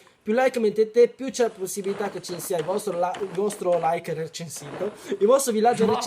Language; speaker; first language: Italian; early bilingual, other home language; Chinese